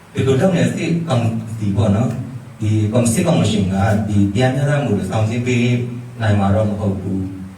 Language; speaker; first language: Burmese; non-native, local second language; Mon